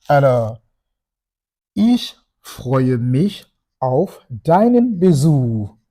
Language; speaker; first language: German; non-native, fluent; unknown